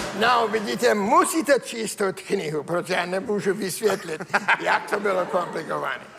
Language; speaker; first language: Czech; non-native, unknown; English